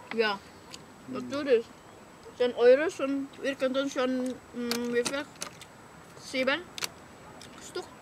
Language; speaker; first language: German; non-native, learner; Indonesian